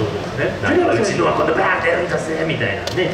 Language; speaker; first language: Japanese; native; Japanese